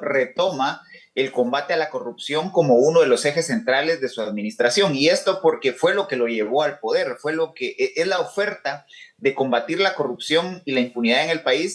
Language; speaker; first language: Spanish; native; Spanish